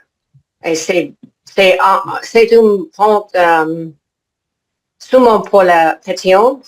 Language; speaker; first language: French; non-native, learner; English